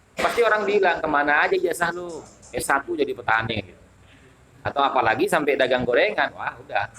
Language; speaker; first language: Indonesian; non-native, local second language; Madurese